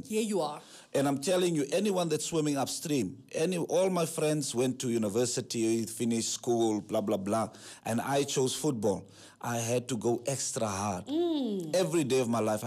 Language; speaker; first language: English; non-native, local second language; Afrikaans